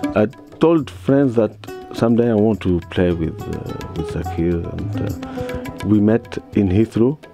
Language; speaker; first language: English; non-native, learner; Arabic